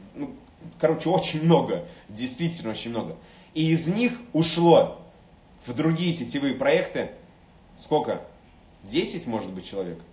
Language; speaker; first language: Russian; native; Russian